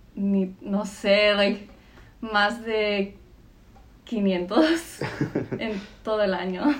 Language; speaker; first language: Spanish; early bilingual, heritage; Spanish